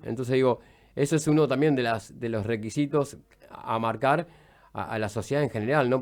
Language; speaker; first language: Spanish; native; Spanish